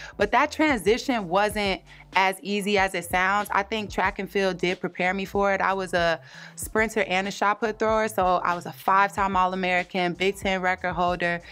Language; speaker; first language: English; native; English